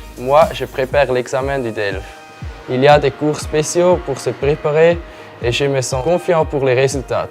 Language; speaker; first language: French; non-native, fluent; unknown